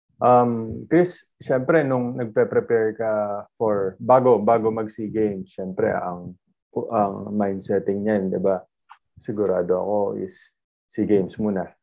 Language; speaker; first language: Filipino; native; Filipino